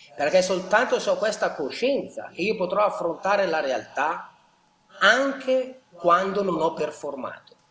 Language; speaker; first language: Italian; native; Italian